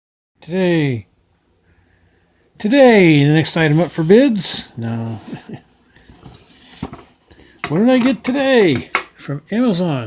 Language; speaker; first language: English; native; English